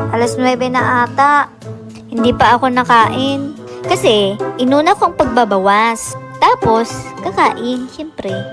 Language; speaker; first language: Filipino; non-native, local second language; Iloko